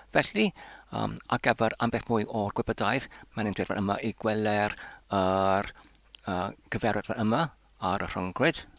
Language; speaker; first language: Welsh; non-native, learner; Polish